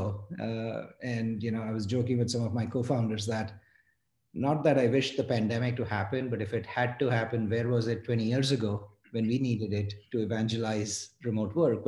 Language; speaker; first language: English; non-native, local second language; Gujarati